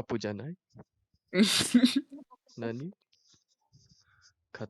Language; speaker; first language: Japanese; non-native, learner; Malay